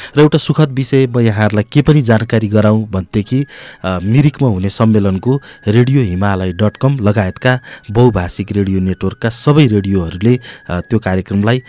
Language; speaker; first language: Nepali; native; Nepali